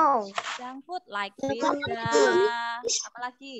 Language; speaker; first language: English; non-native, fluent; Indonesian